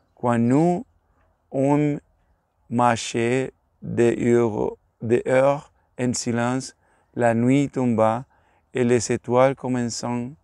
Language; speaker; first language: French; non-native, learner; Spanish